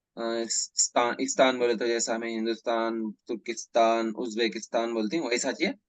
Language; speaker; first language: Hindi; non-native, local second language; Urdu